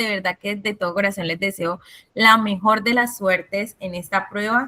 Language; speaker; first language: Spanish; native; Spanish